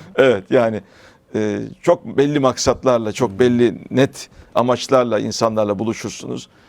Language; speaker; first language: Turkish; native; Turkish